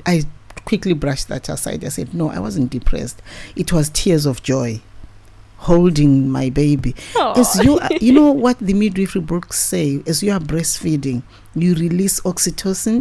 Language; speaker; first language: English; non-native, local second language; Shona